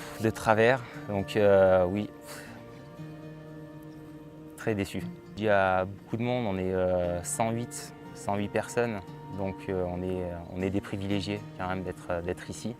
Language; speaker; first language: French; native; French